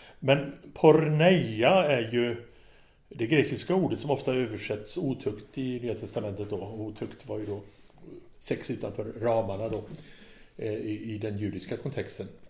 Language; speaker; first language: Swedish; native; Swedish